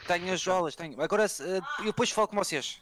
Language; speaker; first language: Portuguese; early bilingual, heritage; Portuguese